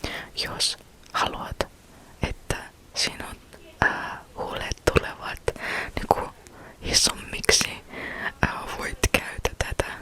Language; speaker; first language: Finnish; non-native, fluent; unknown